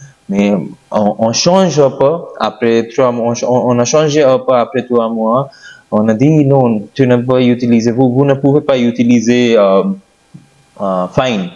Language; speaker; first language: French; non-native, learner; Hindi